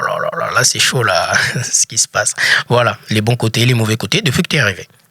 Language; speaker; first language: French; native; French